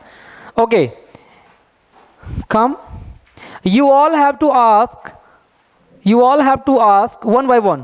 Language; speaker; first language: English; non-native, fluent; Hindi